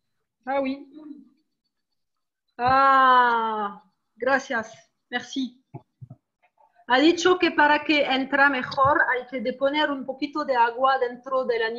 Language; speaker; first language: Spanish; non-native, learner; French